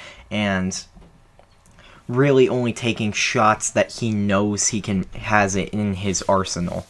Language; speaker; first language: English; native; English